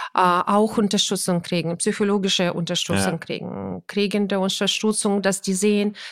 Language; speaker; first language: German; non-native, fluent; Ukrainian